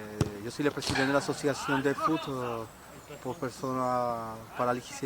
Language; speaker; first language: French; non-native, learner; Spanish